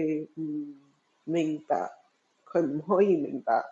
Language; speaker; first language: Cantonese; early bilingual, heritage; Cantonese